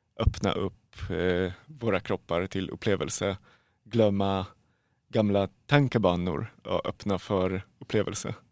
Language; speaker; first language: Swedish; non-native, fluent; Polish